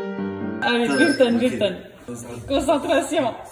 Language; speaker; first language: Turkish; non-native, learner; French